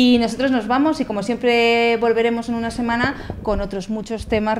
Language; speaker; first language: Spanish; native; Spanish